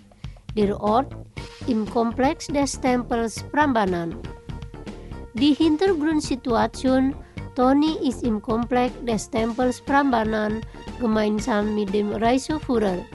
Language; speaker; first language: German; non-native, fluent; Indonesian